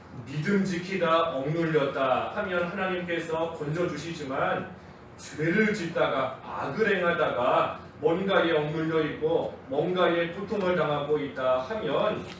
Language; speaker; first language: Korean; native; Korean